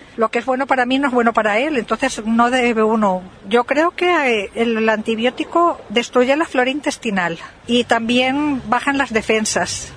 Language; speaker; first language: Spanish; native; Spanish